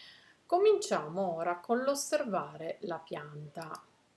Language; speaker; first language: Italian; native; Italian